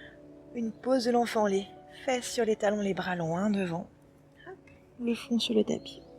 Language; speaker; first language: French; native; French